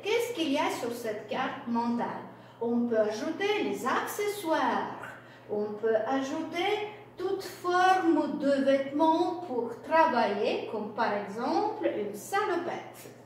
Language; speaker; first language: French; non-native, fluent; Russian